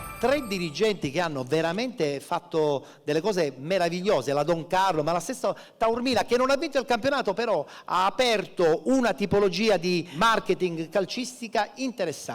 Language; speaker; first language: Italian; native; Italian